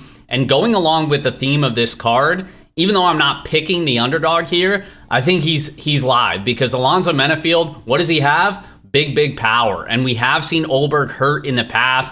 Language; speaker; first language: English; native; English